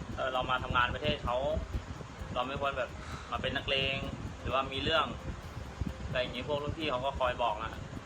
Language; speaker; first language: Thai; non-native, fluent; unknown